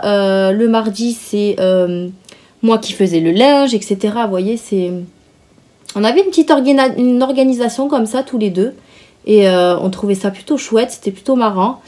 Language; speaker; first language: French; native; French